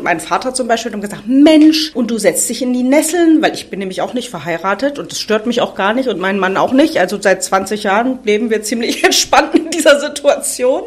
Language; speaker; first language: German; native; German